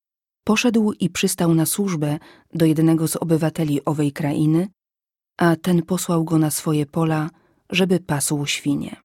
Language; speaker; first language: Polish; native; Polish